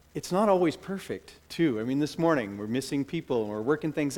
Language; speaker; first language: English; native; English